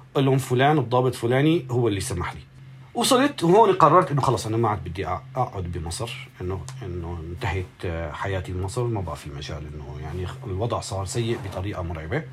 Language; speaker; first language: Arabic; native; Arabic